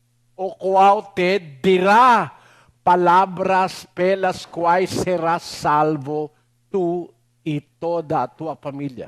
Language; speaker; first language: Portuguese; non-native, learner; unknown